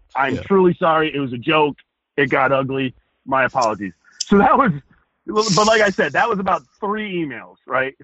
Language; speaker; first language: English; native; English